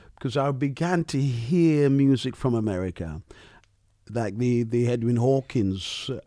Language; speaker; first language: English; early bilingual, other home language; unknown